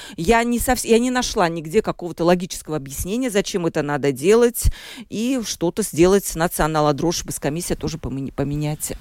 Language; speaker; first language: Russian; native; Russian